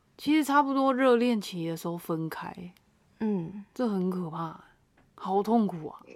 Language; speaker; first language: Chinese; native; Chinese